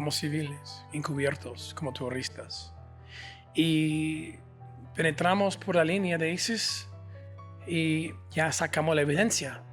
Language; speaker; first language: Spanish; non-native, fluent; English